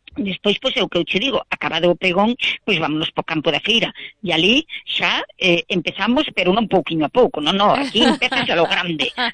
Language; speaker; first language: Galician; native; Galician